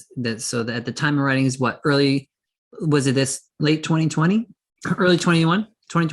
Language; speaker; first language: English; native; English